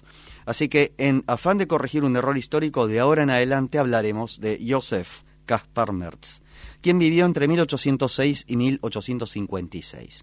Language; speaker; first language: Spanish; native; Spanish